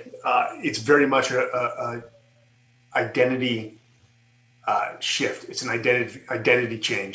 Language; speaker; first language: English; native; English